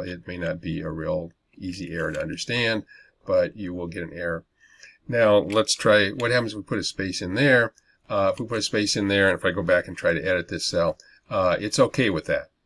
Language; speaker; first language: English; native; English